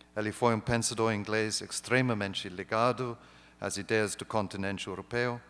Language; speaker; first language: Portuguese; non-native, fluent; English